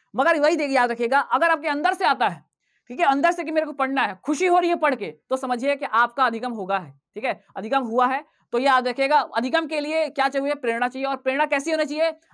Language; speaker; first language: Hindi; native; Hindi